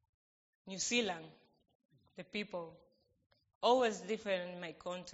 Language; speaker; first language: English; non-native, learner; Spanish